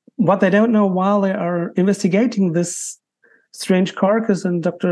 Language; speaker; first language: English; non-native, fluent; German